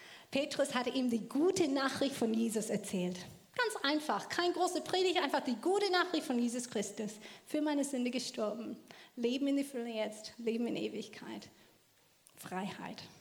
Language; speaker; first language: German; non-native, fluent; English